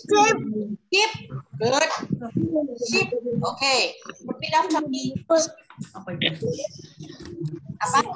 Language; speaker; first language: English; non-native, fluent; Indonesian